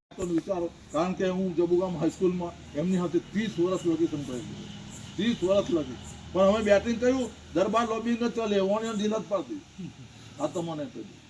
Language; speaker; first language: Gujarati; native; Gujarati